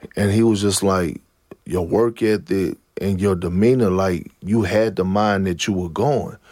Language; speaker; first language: English; native; English